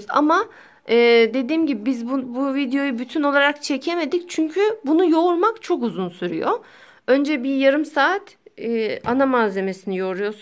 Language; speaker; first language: Turkish; native; Turkish